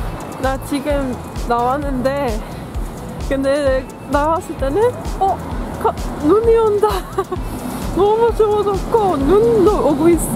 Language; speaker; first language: Korean; non-native, fluent; Dutch